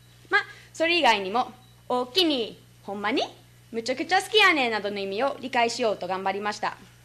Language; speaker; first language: Japanese; non-native, fluent; English